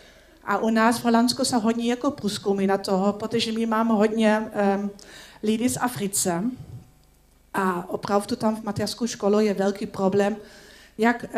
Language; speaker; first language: Czech; non-native, learner; Dutch